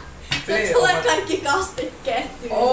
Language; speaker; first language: Finnish; native; Finnish